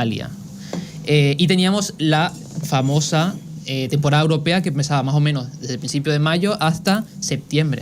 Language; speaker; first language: Spanish; native; Spanish